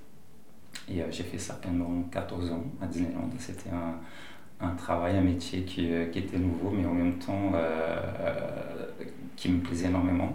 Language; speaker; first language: French; non-native, fluent; Portuguese